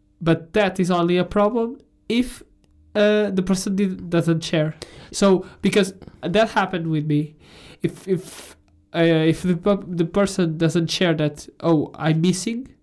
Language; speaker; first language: English; non-native, fluent; Portuguese